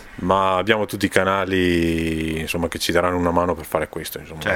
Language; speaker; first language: Italian; native; Italian